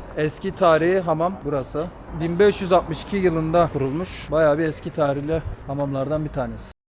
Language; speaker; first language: Turkish; native; Turkish